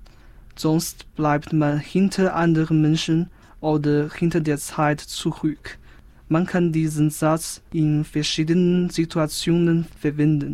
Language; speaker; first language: German; non-native, fluent; Chinese